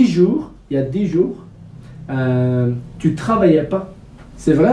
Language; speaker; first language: French; non-native, fluent; Kurdish